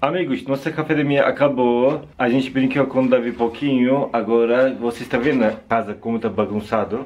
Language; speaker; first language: Portuguese; non-native, learner; Turkish